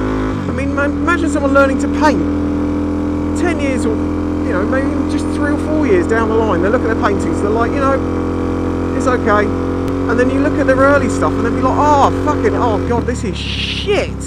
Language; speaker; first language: English; native; English